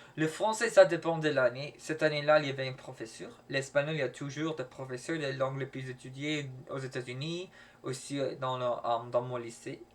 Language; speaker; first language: French; non-native, learner; English